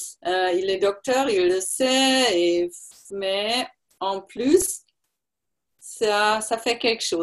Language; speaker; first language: French; non-native, learner; German